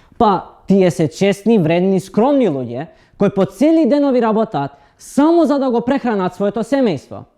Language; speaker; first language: Macedonian; non-native, local second language; Romany